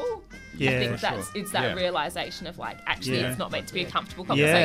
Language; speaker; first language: English; native; English